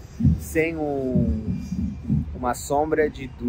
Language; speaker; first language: Portuguese; non-native, fluent; English